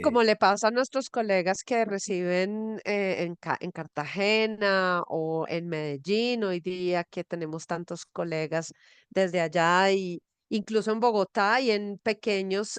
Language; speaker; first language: Spanish; native; Spanish